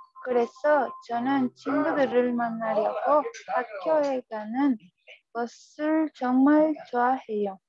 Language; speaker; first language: Korean; non-native, learner; Spanish